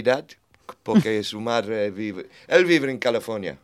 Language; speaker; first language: Spanish; non-native, learner; English